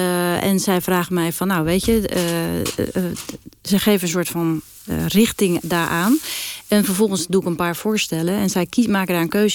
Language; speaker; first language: Dutch; native; Dutch